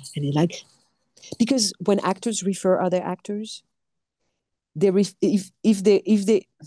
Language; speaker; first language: English; non-native, fluent; French